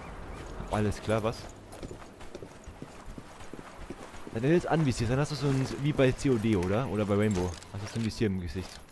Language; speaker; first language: German; native; German